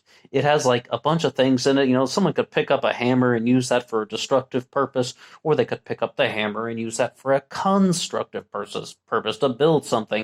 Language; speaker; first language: English; native; English